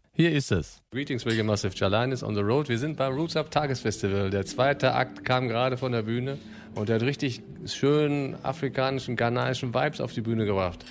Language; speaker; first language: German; native; German